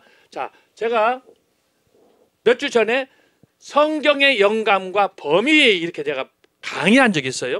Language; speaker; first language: Korean; native; Korean